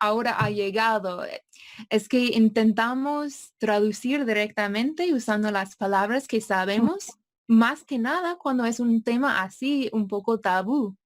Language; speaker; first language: Spanish; non-native, fluent; English